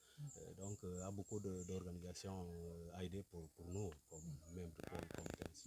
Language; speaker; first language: French; non-native, learner; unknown